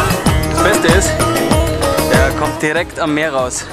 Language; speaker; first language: German; native; German